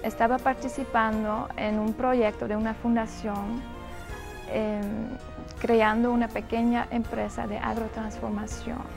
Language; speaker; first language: Spanish; non-native, fluent; Dutch